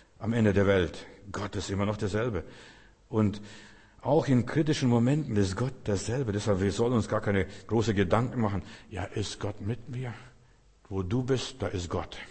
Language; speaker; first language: German; early bilingual, other home language; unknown